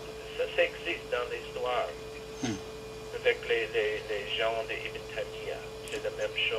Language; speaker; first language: French; non-native, learner; English